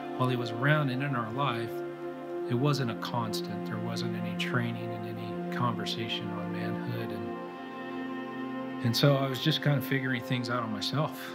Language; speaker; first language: English; native; English